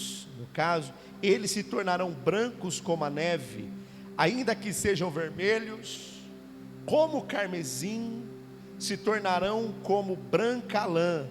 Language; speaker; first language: Portuguese; native; Portuguese